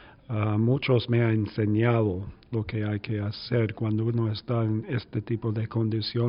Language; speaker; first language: Spanish; non-native, fluent; English